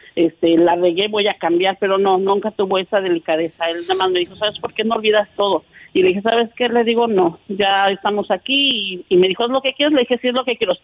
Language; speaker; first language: Spanish; native; Spanish